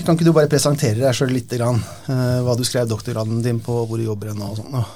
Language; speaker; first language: Norwegian; native; Norwegian